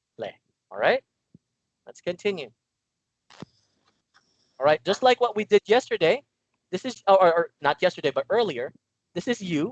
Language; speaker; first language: English; non-native, local second language; Filipino